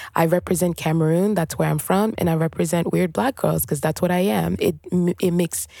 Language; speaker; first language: English; non-native, local second language; French